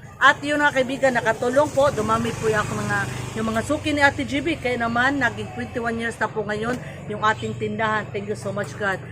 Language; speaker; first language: Filipino; non-native, local second language; Cebuano